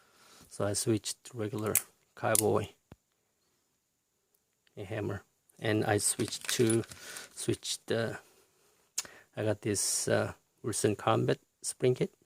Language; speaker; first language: English; non-native, fluent; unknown